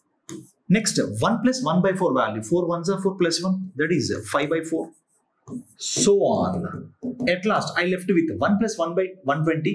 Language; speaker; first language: English; non-native, local second language; Telugu